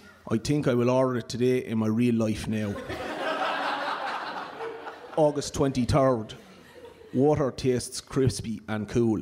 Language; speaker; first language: English; native; English